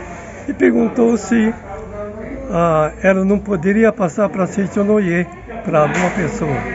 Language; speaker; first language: Portuguese; non-native, fluent; Japanese